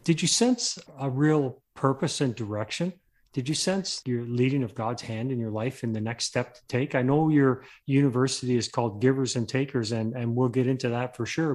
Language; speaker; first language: English; native; English